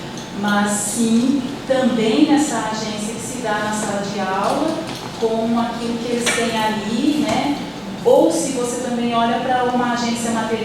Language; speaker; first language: Portuguese; native; Portuguese